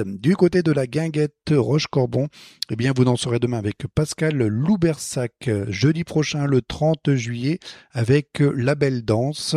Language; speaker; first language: French; native; French